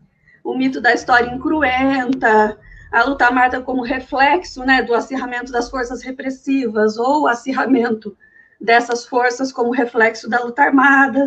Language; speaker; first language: Portuguese; native; Portuguese